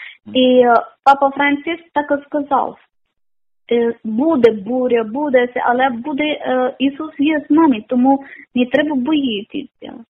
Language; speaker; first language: Ukrainian; non-native, learner; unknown